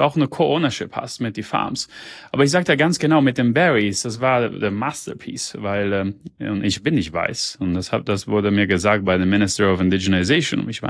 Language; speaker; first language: German; early bilingual, heritage; German